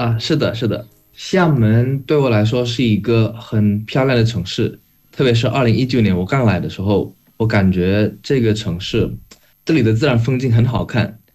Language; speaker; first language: Chinese; non-native, fluent; Indonesian